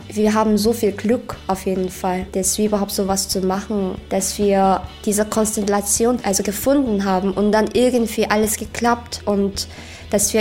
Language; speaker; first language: German; non-native, fluent; Korean